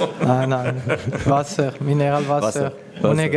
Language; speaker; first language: German; non-native, learner; French